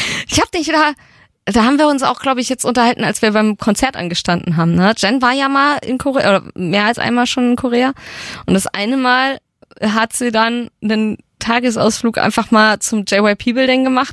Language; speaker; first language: German; native; German